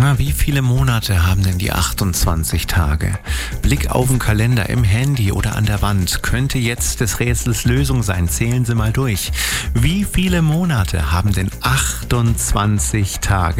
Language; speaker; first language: German; native; German